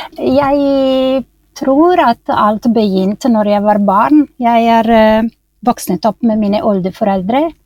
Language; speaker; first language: Norwegian; non-native, fluent; Italian